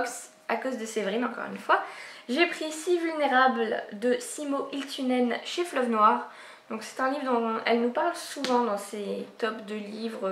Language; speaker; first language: French; native; French